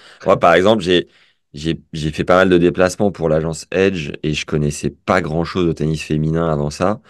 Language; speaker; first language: French; native; French